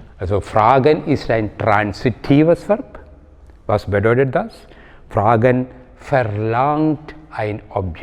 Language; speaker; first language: German; non-native, fluent; Malayalam